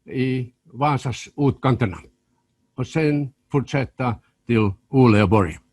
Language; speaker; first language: Swedish; non-native, local second language; Finnish